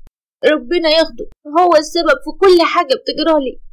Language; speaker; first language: Arabic; native; Arabic